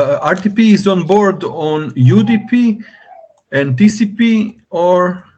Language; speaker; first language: English; non-native, learner; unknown